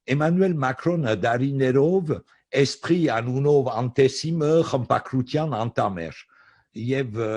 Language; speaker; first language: Armenian; early bilingual, heritage; Armenian